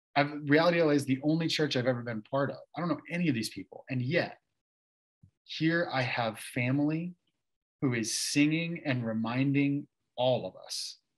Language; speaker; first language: English; native; English